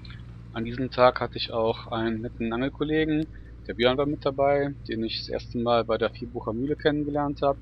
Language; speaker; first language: German; native; German